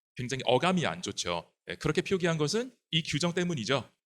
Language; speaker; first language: Korean; non-native, fluent; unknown